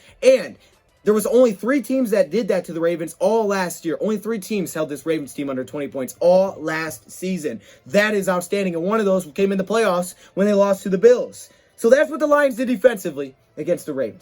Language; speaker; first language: English; native; English